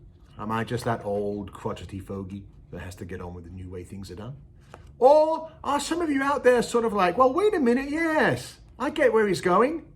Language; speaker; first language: English; native; English